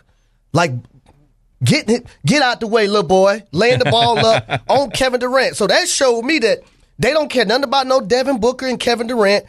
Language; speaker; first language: English; native; English